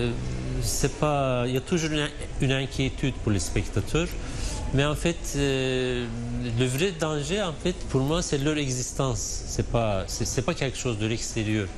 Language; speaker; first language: French; non-native, fluent; Turkish